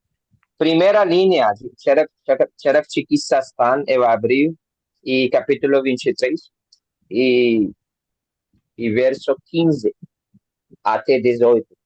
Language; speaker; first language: Portuguese; non-native, learner; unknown